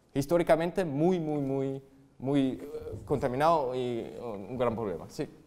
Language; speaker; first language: Spanish; non-native, fluent; German